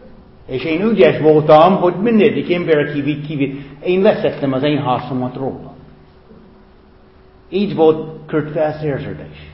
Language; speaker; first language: Hungarian; non-native, fluent; English